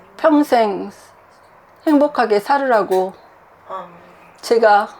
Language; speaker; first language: Korean; native; Korean